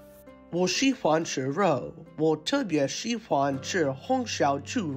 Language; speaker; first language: Chinese; non-native, learner; English